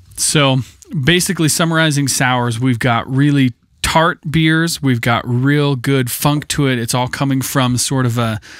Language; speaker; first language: English; native; English